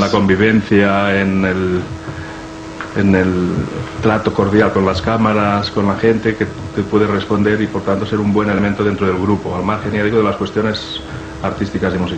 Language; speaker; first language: Spanish; native; Spanish